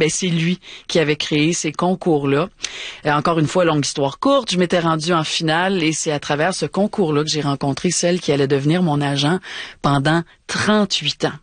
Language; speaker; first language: French; native; French